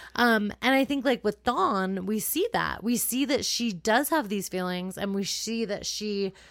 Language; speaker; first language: English; native; English